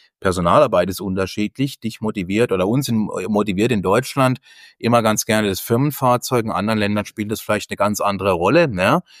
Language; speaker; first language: German; native; German